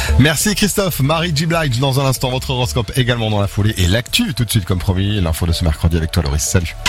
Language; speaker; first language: French; native; French